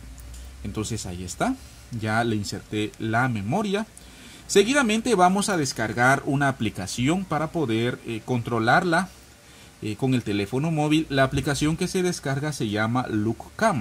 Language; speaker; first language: Spanish; native; Spanish